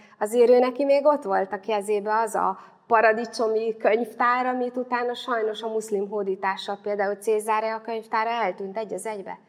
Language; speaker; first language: Hungarian; native; Hungarian